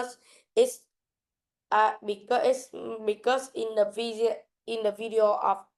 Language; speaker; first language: English; non-native, learner; Vietnamese